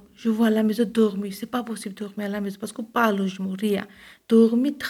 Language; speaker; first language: French; non-native, learner; Georgian